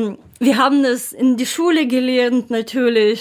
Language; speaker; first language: German; non-native, learner; Ukrainian